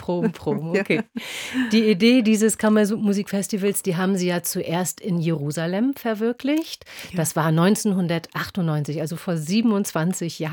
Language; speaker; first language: German; native; German